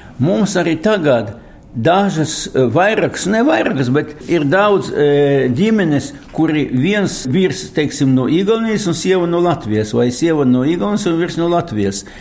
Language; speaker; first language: Latvian; non-native, local second language; Russian